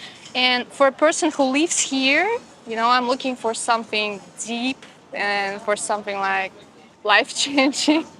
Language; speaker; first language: English; non-native, fluent; Russian